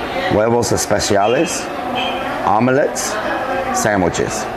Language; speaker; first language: Spanish; non-native, learner; English